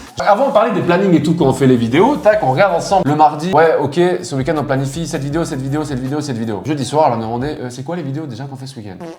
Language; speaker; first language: French; native; French